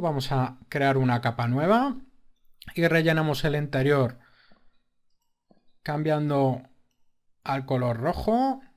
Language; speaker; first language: Spanish; native; Spanish